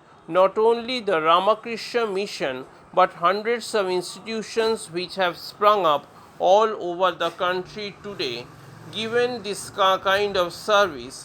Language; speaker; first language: English; non-native, local second language; Bangla